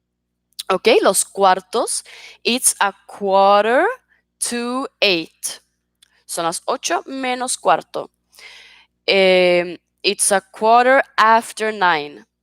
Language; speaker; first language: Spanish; non-native, fluent; Swedish